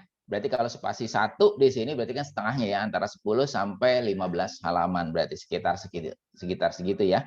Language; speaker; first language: Indonesian; native; Indonesian